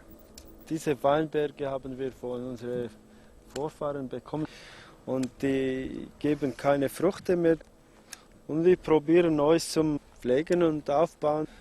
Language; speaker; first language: German; non-native, fluent; Aramaic